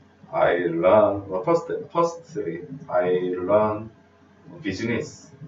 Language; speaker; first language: English; non-native, learner; Korean